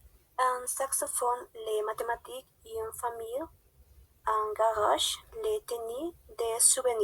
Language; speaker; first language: French; non-native, learner; Spanish